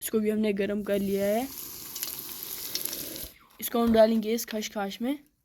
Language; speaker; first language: Hindi; non-native, local second language; Kashmiri